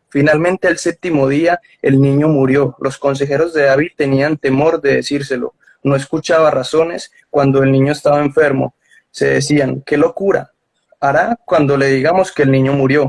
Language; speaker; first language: Spanish; native; Spanish